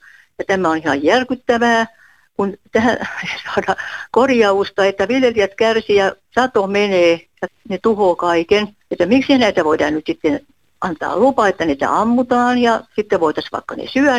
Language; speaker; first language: Finnish; native; Finnish